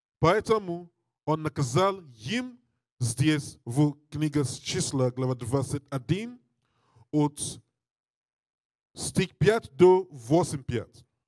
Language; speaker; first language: Russian; non-native, learner; English